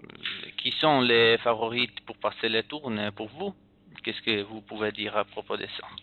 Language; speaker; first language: French; non-native, learner; Italian